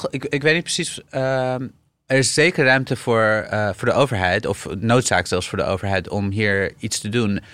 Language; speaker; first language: Dutch; early bilingual, other home language; Arabic